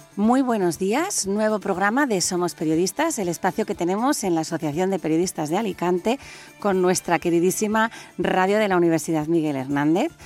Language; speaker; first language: Spanish; native; Spanish